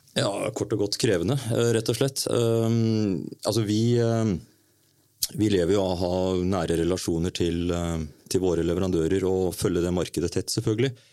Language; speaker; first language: Norwegian; native; Norwegian